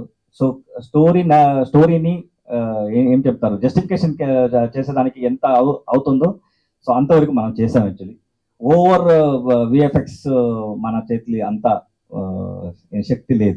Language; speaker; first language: Telugu; non-native, learner; Kannada